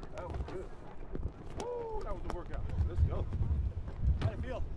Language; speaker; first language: English; native; English